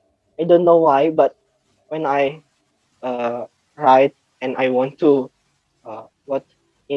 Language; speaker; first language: English; non-native, learner; Indonesian